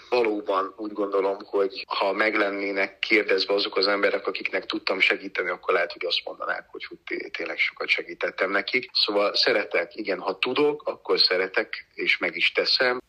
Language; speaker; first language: Hungarian; native; Hungarian